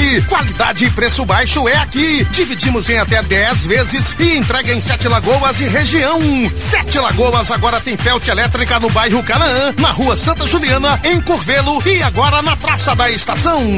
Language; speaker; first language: Portuguese; native; Portuguese